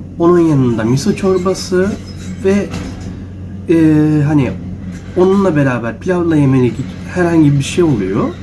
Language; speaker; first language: Turkish; non-native, fluent; Japanese